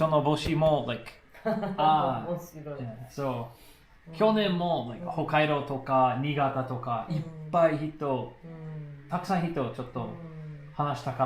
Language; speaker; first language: Japanese; non-native, learner; English